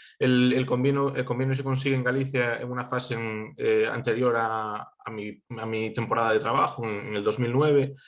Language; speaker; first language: Spanish; native; Spanish